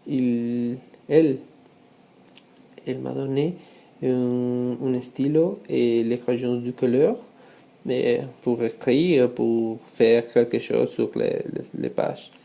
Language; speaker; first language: French; non-native, learner; Spanish